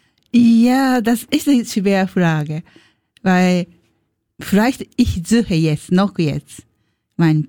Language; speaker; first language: German; non-native, learner; Japanese